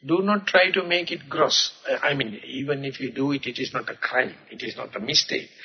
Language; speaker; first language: English; non-native, local second language; Sinhala